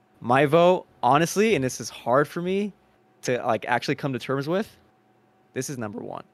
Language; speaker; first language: English; early bilingual, other home language; Spanish